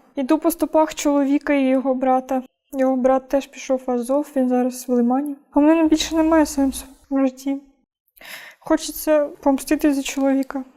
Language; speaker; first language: Ukrainian; non-native, fluent; Russian